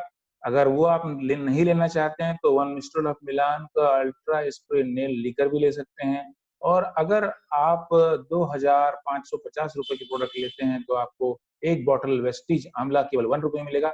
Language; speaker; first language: Hindi; native; Hindi